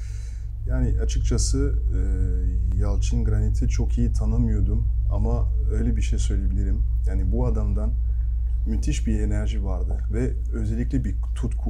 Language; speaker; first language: Turkish; non-native, fluent; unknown